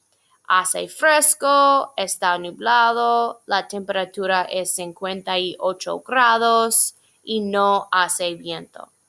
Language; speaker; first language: Spanish; non-native, fluent; English